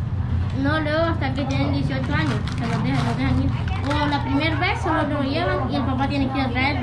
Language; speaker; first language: Spanish; native; Spanish